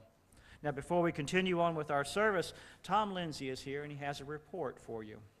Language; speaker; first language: English; native; English